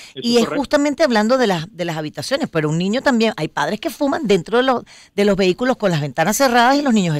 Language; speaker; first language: Spanish; native; Spanish